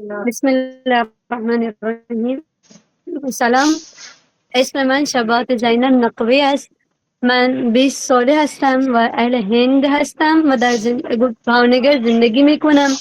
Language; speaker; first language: Persian; non-native, fluent; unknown